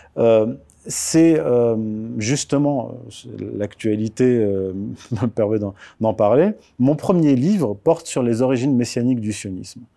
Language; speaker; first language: French; early bilingual, other home language; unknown